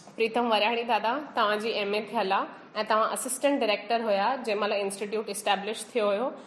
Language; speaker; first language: Sindhi; early bilingual, heritage; Sindhi